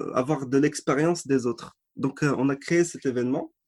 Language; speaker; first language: French; non-native, local second language; Arabic